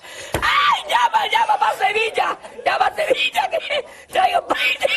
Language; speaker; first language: Spanish; native; Spanish